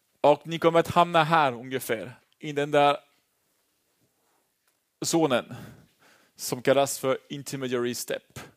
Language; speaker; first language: Swedish; non-native, fluent; French